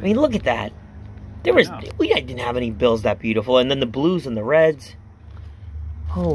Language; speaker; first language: English; native; English